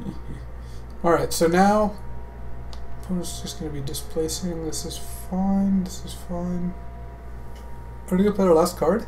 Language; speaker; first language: English; native; English